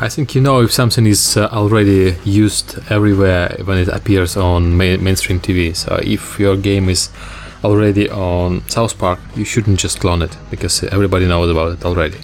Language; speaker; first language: English; non-native, fluent; Russian